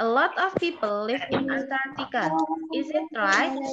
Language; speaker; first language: English; non-native, learner; Indonesian